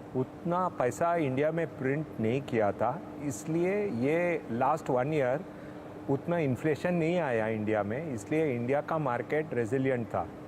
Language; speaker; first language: Hindi; non-native, local second language; Tamil